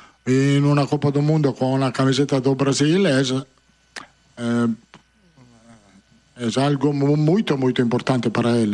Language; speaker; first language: Portuguese; non-native, fluent; Italian